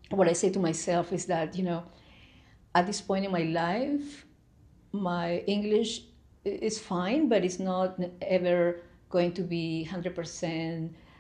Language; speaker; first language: English; non-native, fluent; Spanish